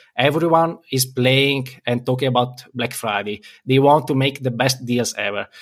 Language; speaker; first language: English; non-native, fluent; Italian